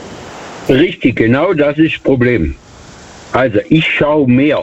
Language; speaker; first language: German; native; German